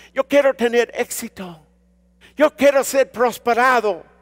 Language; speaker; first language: Spanish; early bilingual, heritage; Spanish